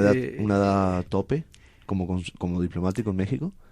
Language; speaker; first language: Spanish; native; Spanish